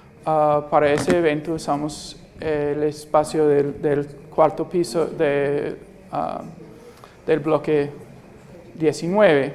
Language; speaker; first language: Spanish; non-native, fluent; English